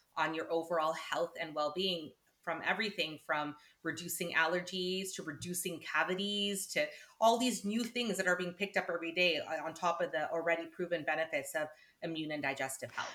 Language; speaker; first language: English; native; English